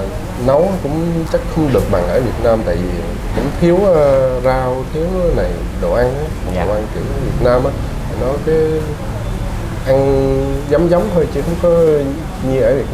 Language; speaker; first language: Vietnamese; early bilingual, heritage; Vietnamese